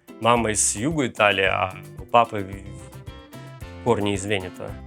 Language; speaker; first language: Russian; native; Russian